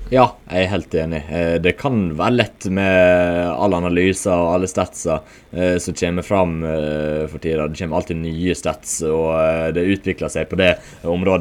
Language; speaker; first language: Norwegian; native; Norwegian